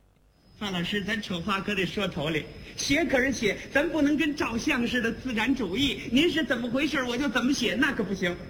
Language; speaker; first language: Chinese; native; Chinese